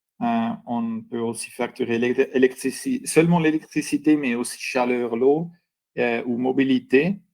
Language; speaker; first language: French; non-native, local second language; German